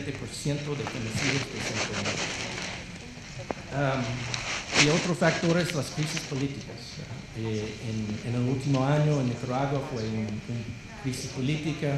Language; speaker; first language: Spanish; non-native, fluent; English